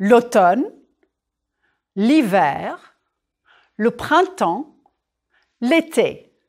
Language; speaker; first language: French; non-native, fluent; English